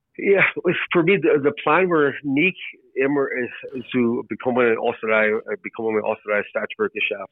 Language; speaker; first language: German; non-native, learner; English